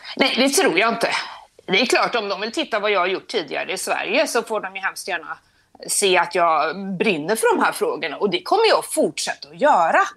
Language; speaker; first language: Swedish; native; Swedish